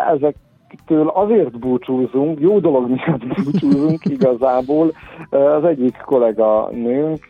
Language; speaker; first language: Hungarian; native; Hungarian